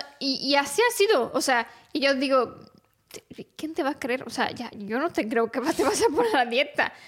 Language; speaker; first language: Spanish; non-native, fluent; Romanian